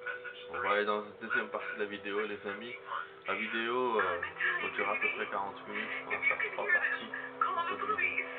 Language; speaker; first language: French; native; French